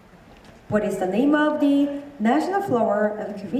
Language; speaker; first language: English; non-native, learner; Korean